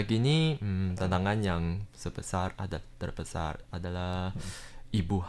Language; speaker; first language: Indonesian; early bilingual, heritage; Indonesian